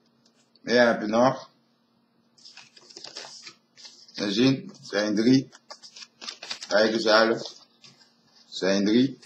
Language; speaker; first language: Dutch; non-native, local second language; Papiamento